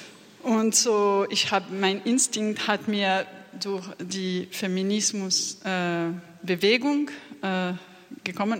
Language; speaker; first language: German; non-native, learner; French